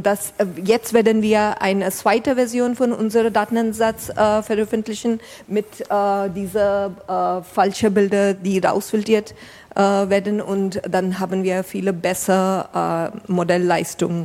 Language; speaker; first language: German; non-native, fluent; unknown